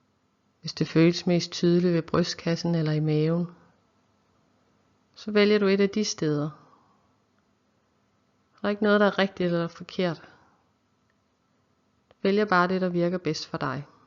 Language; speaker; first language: Danish; native; Danish